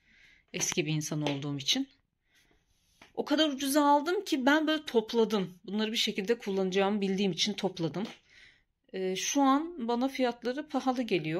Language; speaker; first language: Turkish; native; Turkish